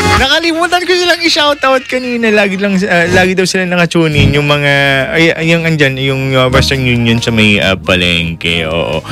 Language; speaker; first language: Filipino; non-native, local second language; Iloko